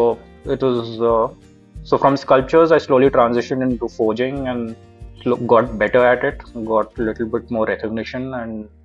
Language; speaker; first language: English; non-native, local second language; Urdu